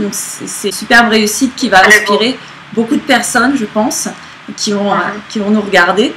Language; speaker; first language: French; native; French